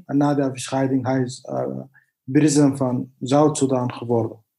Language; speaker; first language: Dutch; non-native, learner; Arabic